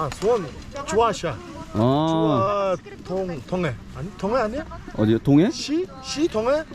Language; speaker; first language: Korean; non-native, learner; Kyrgyz